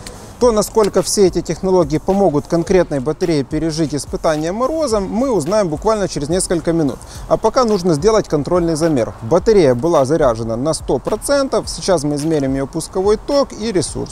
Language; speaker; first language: Russian; native; Russian